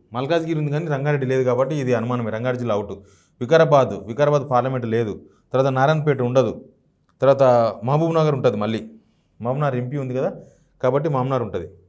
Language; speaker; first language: Telugu; native; Telugu